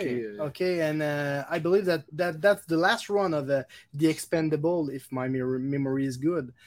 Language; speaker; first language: English; non-native, local second language; French